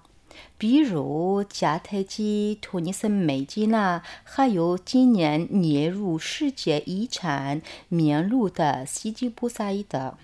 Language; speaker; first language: Chinese; non-native, fluent; Arabic